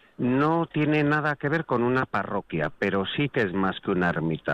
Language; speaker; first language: Spanish; native; Spanish